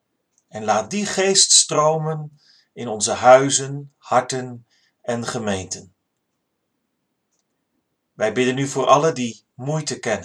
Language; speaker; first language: Dutch; native; Dutch